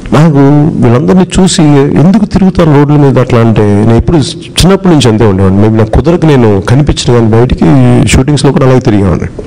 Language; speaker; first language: Telugu; native; Telugu